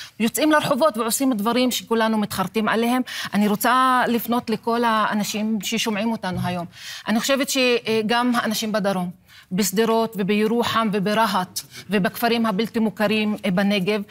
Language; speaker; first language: Hebrew; non-native, local second language; Arabic